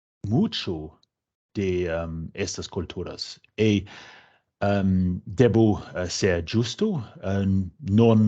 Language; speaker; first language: Spanish; non-native, fluent; English